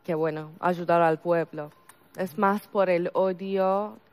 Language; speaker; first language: Spanish; non-native, fluent; Persian